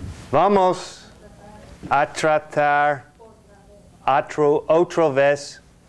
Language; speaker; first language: Spanish; non-native, learner; English